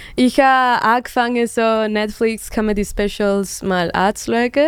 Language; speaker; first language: German; non-native, fluent; Spanish